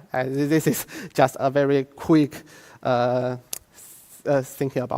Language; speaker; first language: English; non-native, fluent; Chinese